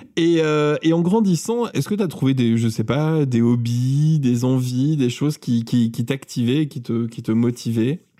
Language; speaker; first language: French; native; French